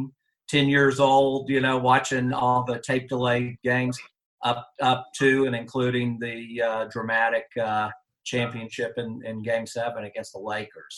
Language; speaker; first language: English; native; English